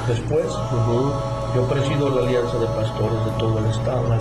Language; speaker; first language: Spanish; native; Spanish